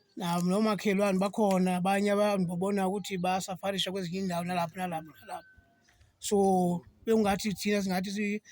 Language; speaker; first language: Zulu; non-native, local second language; Xhosa